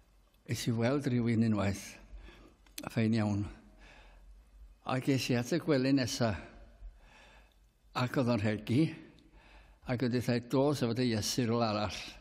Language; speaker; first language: Welsh; native; Welsh